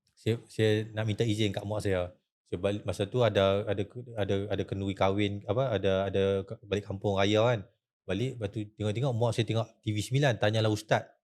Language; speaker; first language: Malay; native; Malay